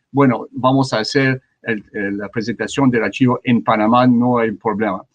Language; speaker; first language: Spanish; non-native, learner; French